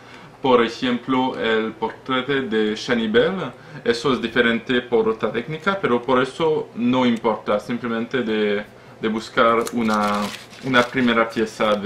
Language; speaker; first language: Spanish; non-native, learner; French